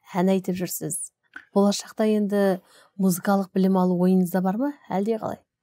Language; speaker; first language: Kazakh; native; Kazakh